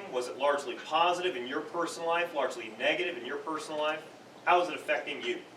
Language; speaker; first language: English; native; English